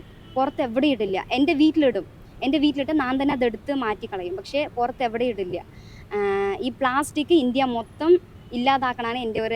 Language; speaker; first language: Malayalam; non-native, local second language; Tamil